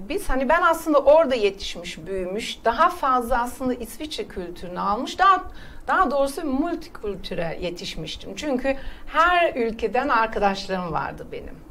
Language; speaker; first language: Turkish; early bilingual, heritage; Turkish